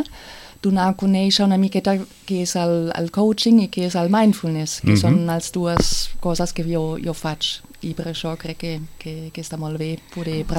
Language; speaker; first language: Catalan; non-native, fluent; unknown